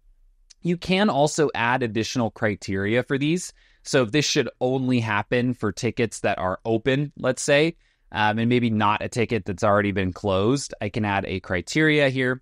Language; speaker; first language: English; native; English